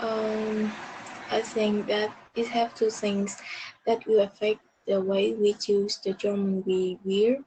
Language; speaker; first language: English; non-native, learner; Vietnamese